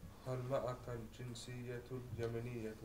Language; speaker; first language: Arabic; non-native, learner; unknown